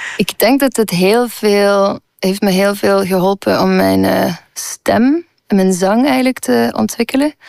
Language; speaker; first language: Dutch; non-native, local second language; French